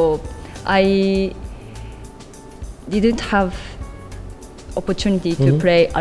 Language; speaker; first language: English; non-native, learner; Japanese